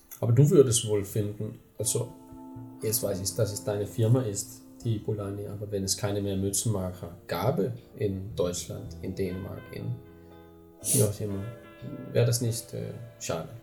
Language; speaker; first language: German; non-native, fluent; Danish